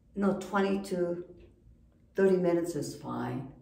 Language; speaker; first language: English; non-native, fluent; Korean